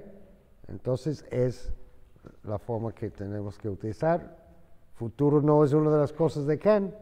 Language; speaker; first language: Spanish; non-native, fluent; English